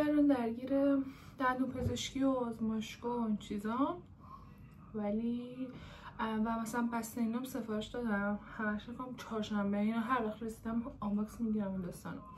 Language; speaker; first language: Persian; native; Persian